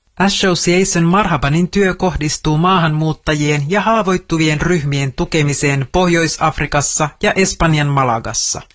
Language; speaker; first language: Finnish; native; Finnish